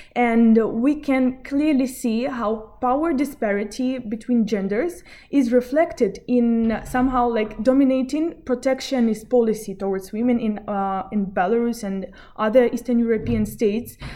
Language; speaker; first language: English; non-native, fluent; Belarusian